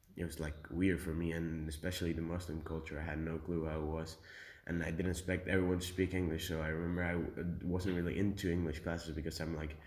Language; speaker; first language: English; early bilingual, other home language; Spanish